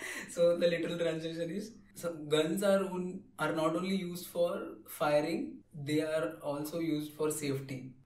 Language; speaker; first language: English; non-native, local second language; Telugu